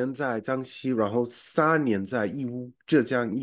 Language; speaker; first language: Chinese; non-native, fluent; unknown